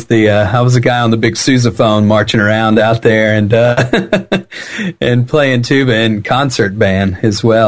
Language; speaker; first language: English; native; English